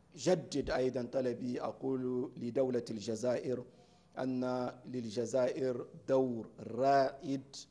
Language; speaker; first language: Arabic; non-native, fluent; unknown